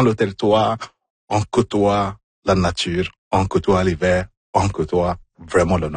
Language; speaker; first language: French; non-native, fluent; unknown